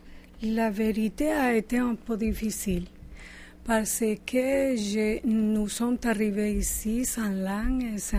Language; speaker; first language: French; non-native, learner; Spanish